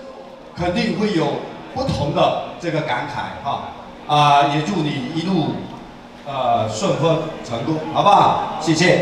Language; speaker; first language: Chinese; native; Chinese